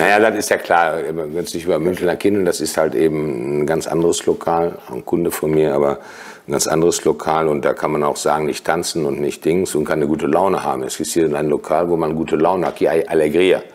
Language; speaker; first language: German; native; German